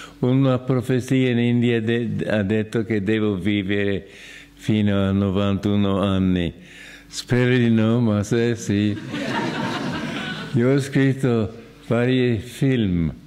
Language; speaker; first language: Italian; non-native, fluent; English